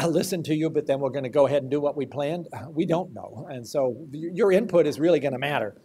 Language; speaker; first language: English; native; English